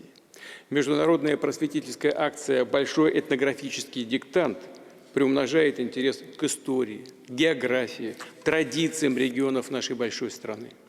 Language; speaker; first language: Russian; native; Russian